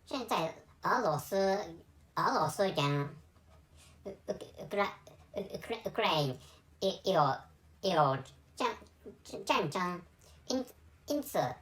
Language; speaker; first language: Chinese; non-native, learner; Japanese